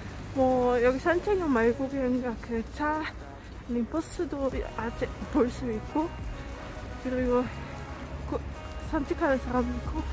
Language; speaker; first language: Korean; non-native, fluent; Dutch